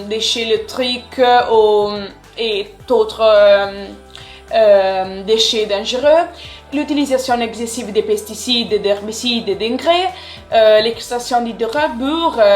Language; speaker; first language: French; non-native, learner; Italian